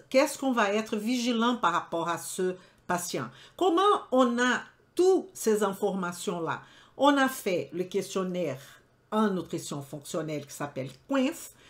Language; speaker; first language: French; non-native, fluent; Portuguese